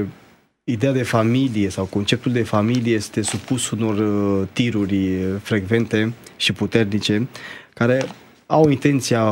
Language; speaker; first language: Romanian; native; Romanian